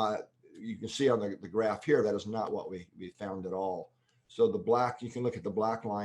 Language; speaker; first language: English; native; English